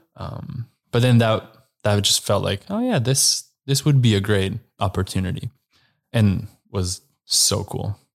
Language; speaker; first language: English; non-native, fluent; Slovenian